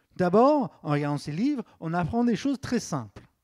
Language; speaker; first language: French; native; French